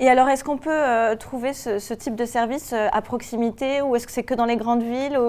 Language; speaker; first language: French; native; French